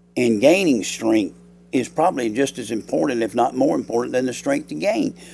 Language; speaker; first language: English; native; English